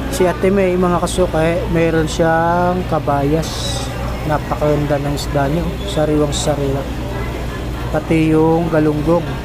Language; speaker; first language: Filipino; native; Filipino